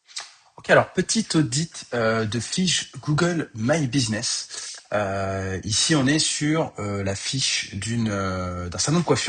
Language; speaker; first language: French; native; French